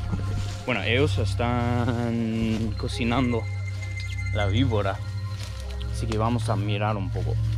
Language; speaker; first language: Spanish; non-native, fluent; English